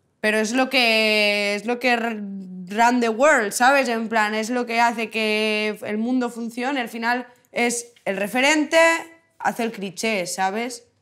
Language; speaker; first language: Spanish; non-native, local second language; Catalan